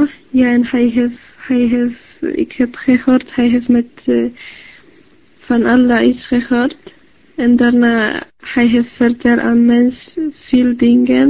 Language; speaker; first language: Dutch; non-native, learner; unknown